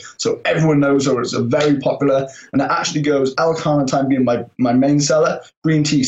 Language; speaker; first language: English; native; English